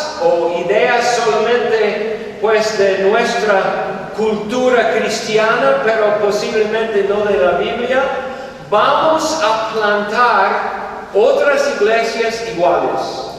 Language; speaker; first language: Spanish; non-native, fluent; English